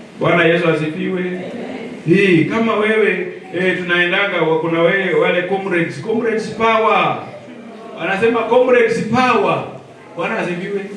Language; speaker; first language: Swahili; non-native, local second language; Luyia